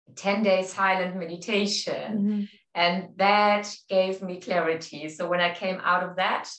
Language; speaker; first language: English; non-native, fluent; German